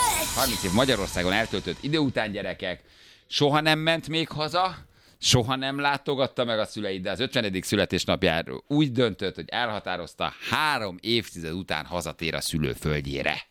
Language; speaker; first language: Hungarian; native; Hungarian